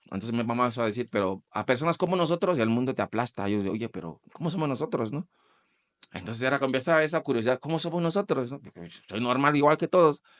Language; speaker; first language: Spanish; non-native, fluent; Portuguese